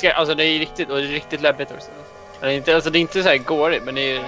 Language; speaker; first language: Swedish; native; Swedish